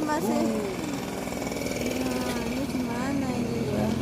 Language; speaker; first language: Indonesian; non-native, local second language; Javanese